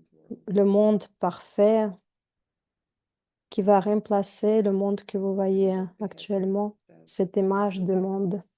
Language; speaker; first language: French; non-native, fluent; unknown